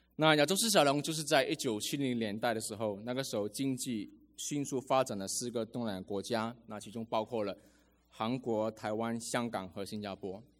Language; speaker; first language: Chinese; native; Chinese